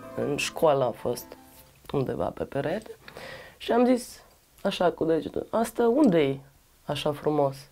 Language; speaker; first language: Romanian; non-native, learner; Russian